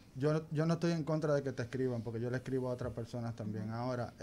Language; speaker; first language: Spanish; native; Spanish